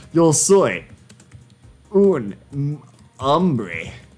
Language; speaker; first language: Spanish; non-native, learner; English